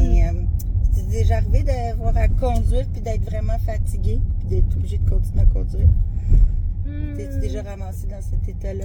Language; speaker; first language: French; native; French